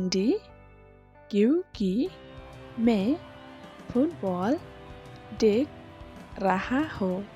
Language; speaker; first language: Hindi; non-native, local second language; Khasi